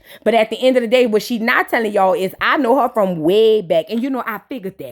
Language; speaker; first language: English; native; English